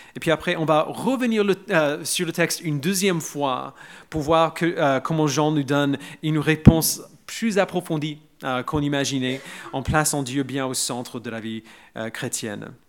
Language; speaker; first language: French; non-native, fluent; English